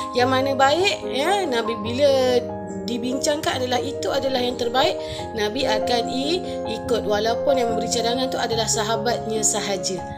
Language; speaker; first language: Malay; native; Malay